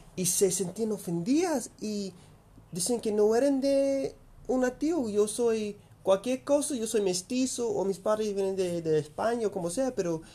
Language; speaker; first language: Spanish; non-native, fluent; English